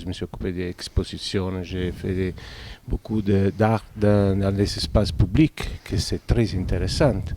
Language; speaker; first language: French; non-native, fluent; Italian